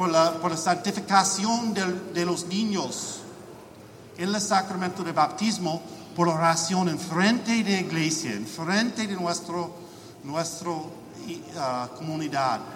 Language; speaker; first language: Spanish; non-native, learner; English